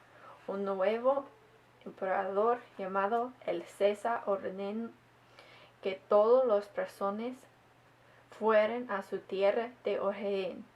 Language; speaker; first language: Spanish; non-native, learner; English